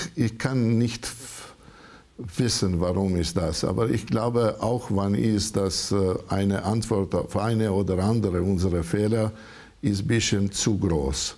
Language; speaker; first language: German; non-native, learner; Croatian